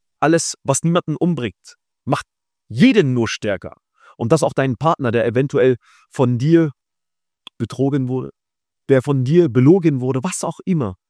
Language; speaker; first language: German; early bilingual, other home language; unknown